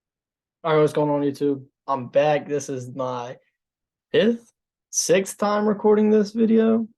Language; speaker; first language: English; native; English